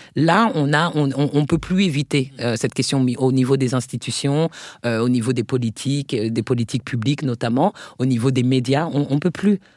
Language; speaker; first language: French; native; French